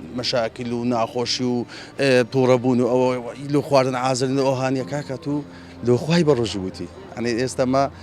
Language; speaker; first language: Central Kurdish; native; Central Kurdish